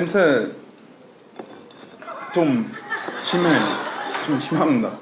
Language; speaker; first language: Korean; non-native, learner; Swedish